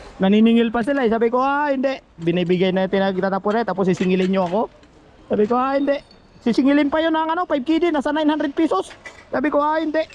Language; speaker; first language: Filipino; native; Filipino